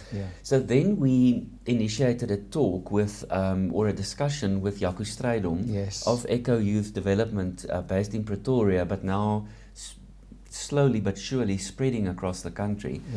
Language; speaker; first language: English; non-native, local second language; Afrikaans